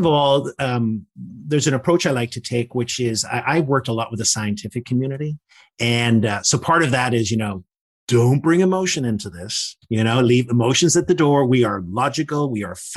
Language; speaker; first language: English; native; English